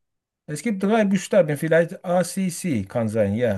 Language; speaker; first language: German; non-native, learner; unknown